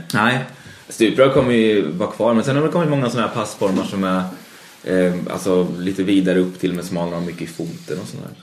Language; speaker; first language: Swedish; native; Swedish